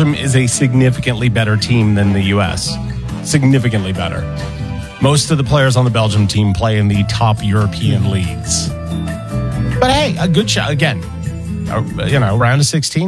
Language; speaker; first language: English; native; English